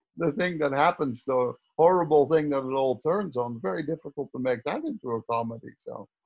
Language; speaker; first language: English; non-native, fluent; Dutch